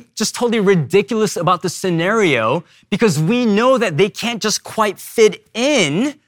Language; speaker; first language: English; early bilingual, other home language; Korean